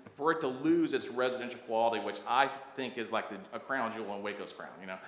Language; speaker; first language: English; native; English